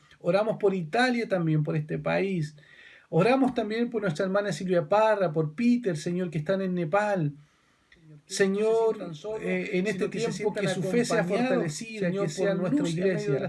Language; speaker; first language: Spanish; native; Spanish